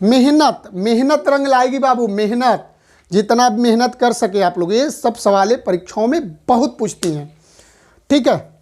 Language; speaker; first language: Hindi; native; Hindi